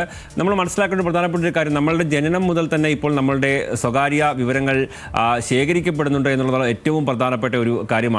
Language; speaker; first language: Malayalam; native; Malayalam